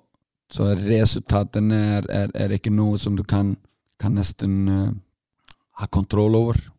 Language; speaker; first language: Norwegian; non-native, fluent; Icelandic